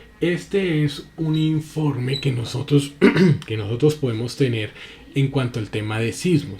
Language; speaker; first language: Spanish; native; Spanish